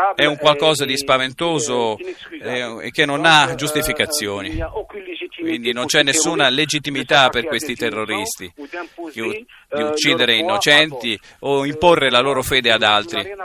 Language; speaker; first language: Italian; non-native, fluent; Arabic